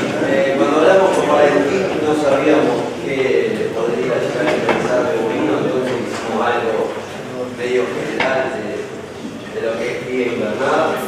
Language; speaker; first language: Spanish; native; Spanish